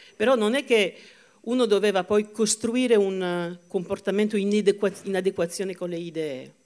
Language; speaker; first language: Italian; non-native, fluent; French